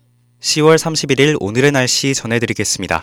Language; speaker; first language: Korean; native; Korean